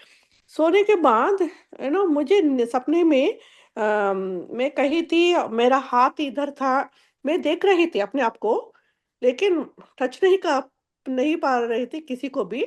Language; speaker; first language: Hindi; non-native, local second language; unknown